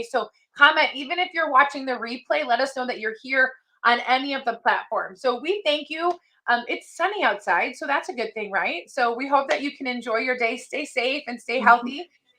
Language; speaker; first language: English; native; English